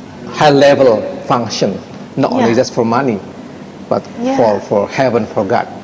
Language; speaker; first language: English; non-native, fluent; Indonesian